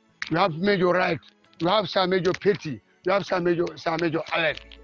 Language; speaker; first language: English; non-native, local second language; Mandingo